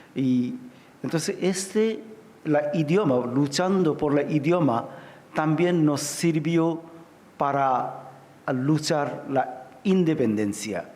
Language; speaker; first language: Spanish; non-native, fluent; Bangla